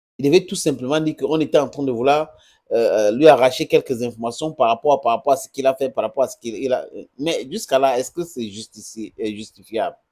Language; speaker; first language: French; non-native, local second language; English